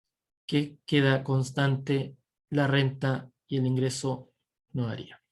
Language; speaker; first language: Spanish; native; Spanish